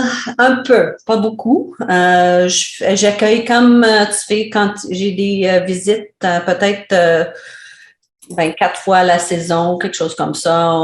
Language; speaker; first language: French; non-native, learner; English